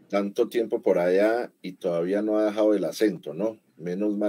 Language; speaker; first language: Spanish; native; Spanish